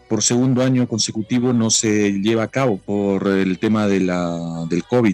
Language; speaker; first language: Spanish; native; Spanish